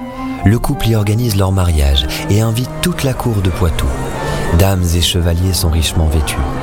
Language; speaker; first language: French; native; French